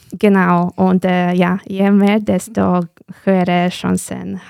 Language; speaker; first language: German; non-native, fluent; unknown